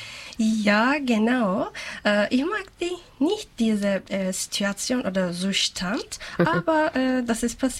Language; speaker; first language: German; non-native, learner; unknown